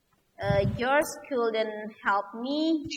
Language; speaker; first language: English; non-native, learner; Indonesian